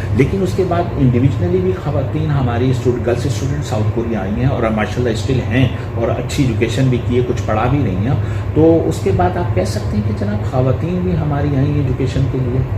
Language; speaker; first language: Urdu; native; Urdu